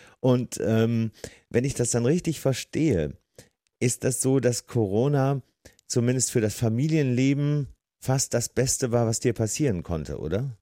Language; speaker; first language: German; native; German